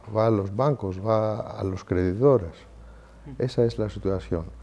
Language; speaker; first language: Spanish; non-native, fluent; Greek